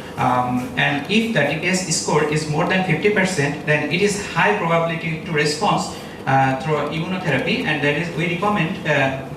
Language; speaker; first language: English; non-native, local second language; Bangla